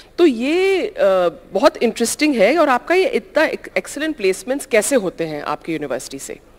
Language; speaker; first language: Hindi; native; Hindi